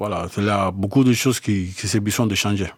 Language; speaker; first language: French; non-native, learner; Spanish